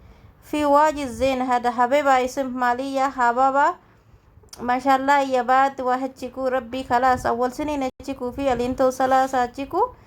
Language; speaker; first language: Arabic; non-native, learner; Oromo